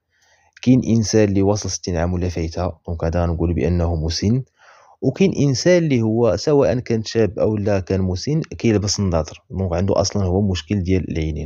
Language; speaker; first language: Arabic; native; Arabic